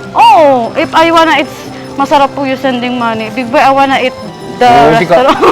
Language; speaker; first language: English; non-native, learner; Filipino